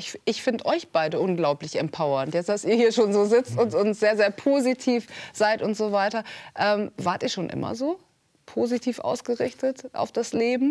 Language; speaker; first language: German; native; German